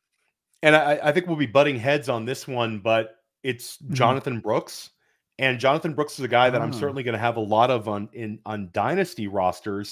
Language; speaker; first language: English; native; English